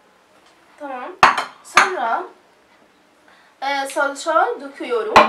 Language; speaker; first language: Turkish; non-native, learner; Arabic